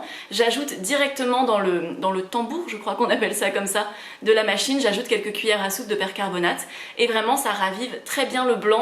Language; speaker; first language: French; native; French